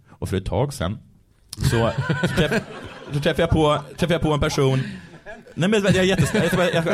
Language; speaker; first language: Swedish; native; Swedish